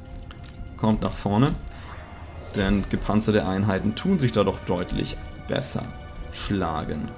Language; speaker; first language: German; native; German